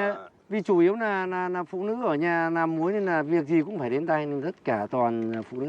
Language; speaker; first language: Vietnamese; native; Vietnamese